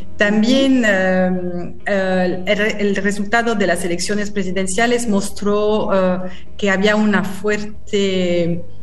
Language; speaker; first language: Spanish; non-native, fluent; French